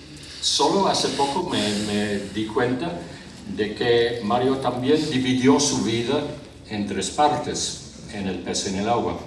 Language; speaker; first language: Spanish; non-native, fluent; English